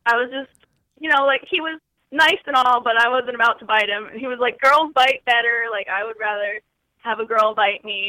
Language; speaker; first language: English; native; English